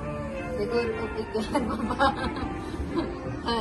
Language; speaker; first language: Norwegian; non-native, learner; Filipino